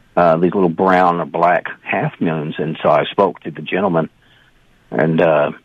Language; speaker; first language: English; native; English